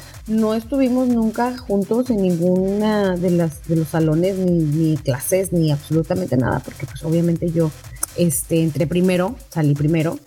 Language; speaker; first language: Spanish; native; Spanish